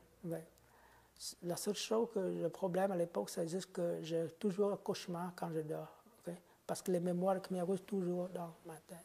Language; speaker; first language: French; non-native, fluent; Khmer